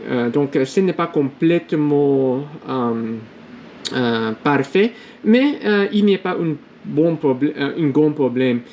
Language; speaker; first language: French; non-native, learner; English